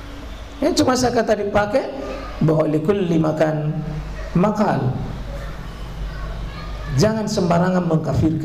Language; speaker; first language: Indonesian; native; Indonesian